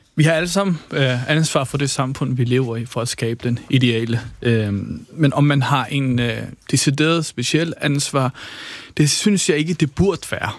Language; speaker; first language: Danish; early bilingual, other home language; Kurdish